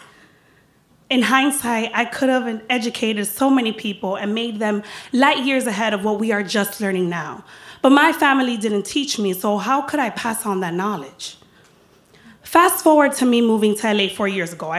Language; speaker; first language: English; early bilingual, other home language; Spanish